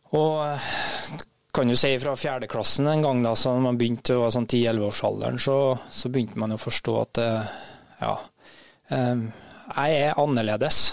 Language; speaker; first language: Norwegian; native; Norwegian